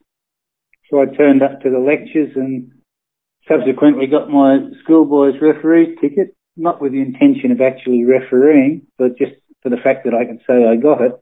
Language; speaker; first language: English; native; English